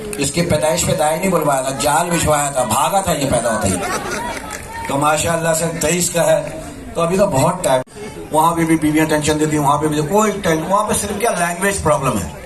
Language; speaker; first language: Urdu; native; Urdu